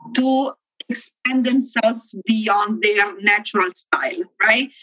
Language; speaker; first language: English; non-native, fluent; Italian